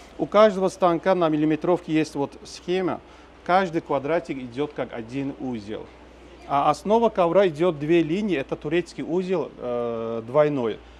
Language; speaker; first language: Russian; non-native, local second language; Tajik